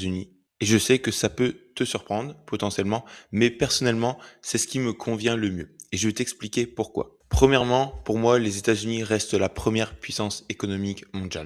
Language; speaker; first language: French; native; French